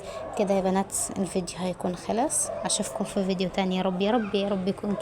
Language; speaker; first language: Arabic; native; Arabic